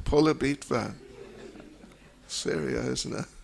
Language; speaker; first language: Russian; non-native, learner; English